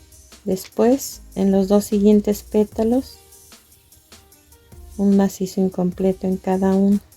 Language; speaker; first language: Spanish; native; Spanish